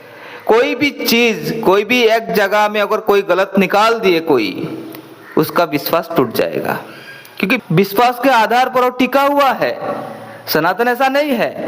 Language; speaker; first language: Hindi; non-native, local second language; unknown